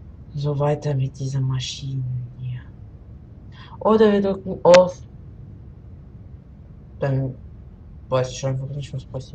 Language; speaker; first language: German; non-native, local second language; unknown